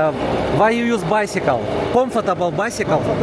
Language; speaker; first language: English; non-native, learner; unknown